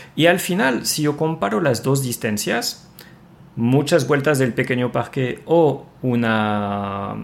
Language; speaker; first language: Spanish; non-native, fluent; French